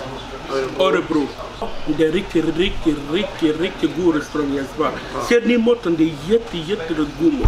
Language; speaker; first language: Swedish; non-native, learner; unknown